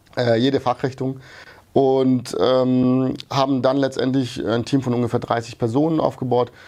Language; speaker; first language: German; early bilingual, other home language; Hungarian